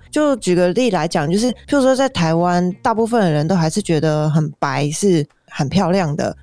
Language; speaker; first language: Chinese; native; Chinese